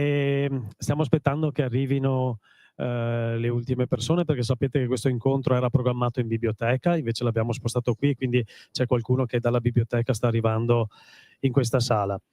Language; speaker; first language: Italian; native; Italian